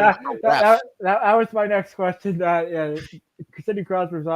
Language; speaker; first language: English; native; English